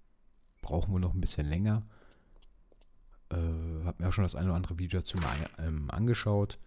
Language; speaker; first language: German; native; German